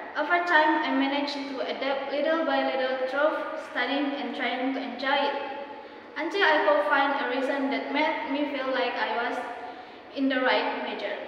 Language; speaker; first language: English; non-native, learner; Indonesian